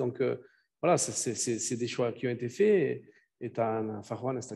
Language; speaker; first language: French; native; French